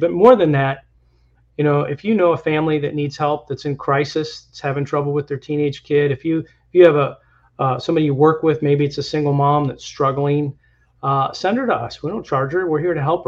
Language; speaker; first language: English; native; English